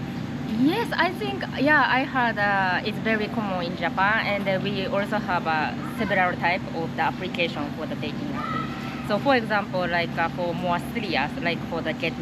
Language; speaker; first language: English; non-native, learner; Japanese